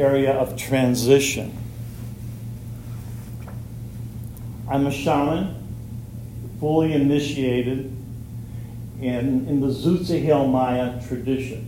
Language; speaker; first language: English; native; English